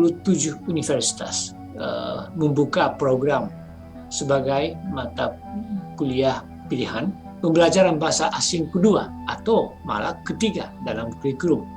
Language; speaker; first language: Indonesian; non-native, fluent; Japanese